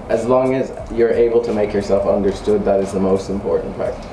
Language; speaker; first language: English; native; English